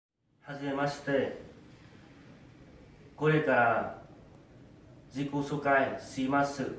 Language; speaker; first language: Japanese; non-native, learner; Vietnamese